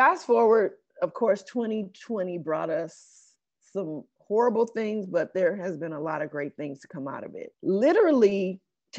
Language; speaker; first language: English; native; English